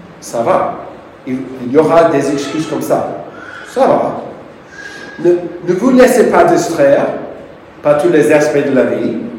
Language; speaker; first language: French; non-native, fluent; English